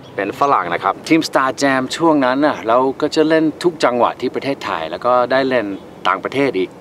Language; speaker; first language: Thai; non-native, fluent; English